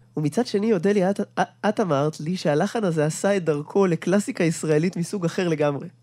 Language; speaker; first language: Hebrew; native; Hebrew